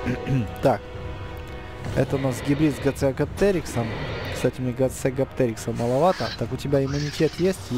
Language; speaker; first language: Russian; native; Russian